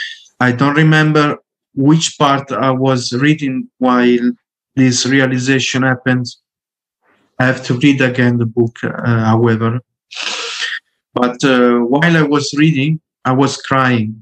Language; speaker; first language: English; non-native, fluent; Italian